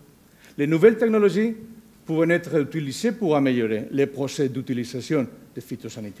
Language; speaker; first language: French; non-native, learner; Spanish